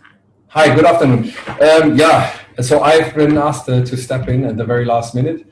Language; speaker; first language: English; non-native, fluent; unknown